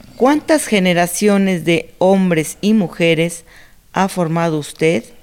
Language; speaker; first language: Spanish; native; Spanish